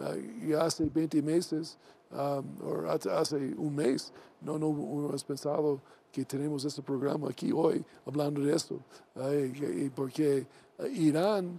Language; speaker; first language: Spanish; non-native, learner; English